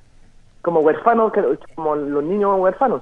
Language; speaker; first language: Spanish; non-native, fluent; French